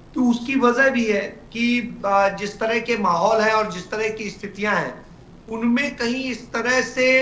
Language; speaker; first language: Hindi; native; Hindi